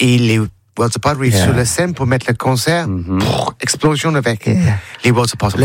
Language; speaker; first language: French; non-native, learner; English